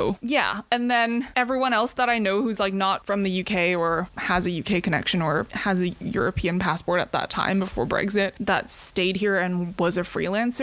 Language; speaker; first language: English; non-native, local second language; Cantonese